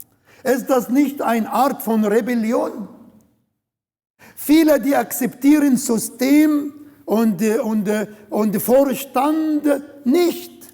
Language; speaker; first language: German; non-native, learner; Arabic